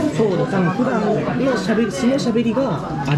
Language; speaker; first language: Japanese; native; Japanese